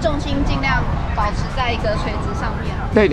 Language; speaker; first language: Chinese; native; Chinese